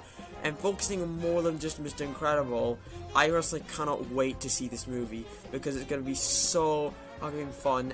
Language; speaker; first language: English; native; English